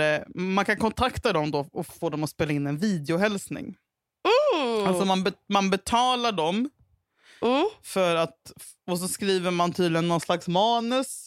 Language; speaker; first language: Swedish; native; Swedish